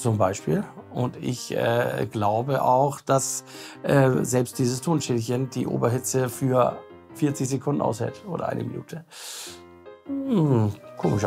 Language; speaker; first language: German; native; German